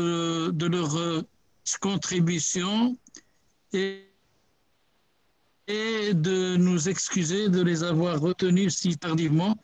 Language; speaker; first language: French; non-native, local second language; Arabic